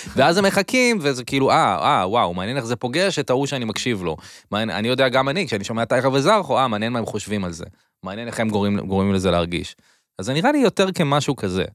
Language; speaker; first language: Hebrew; native; Hebrew